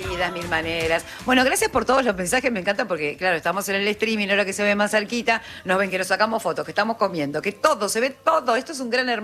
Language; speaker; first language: Spanish; native; Spanish